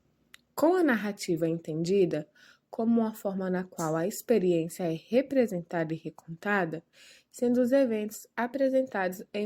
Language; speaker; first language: Portuguese; native; Portuguese